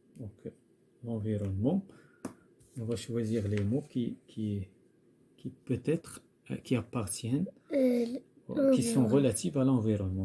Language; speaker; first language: French; non-native, local second language; Arabic